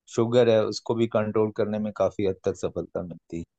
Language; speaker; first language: Hindi; native; Hindi